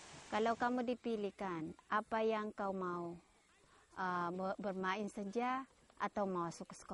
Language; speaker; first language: Indonesian; non-native, fluent; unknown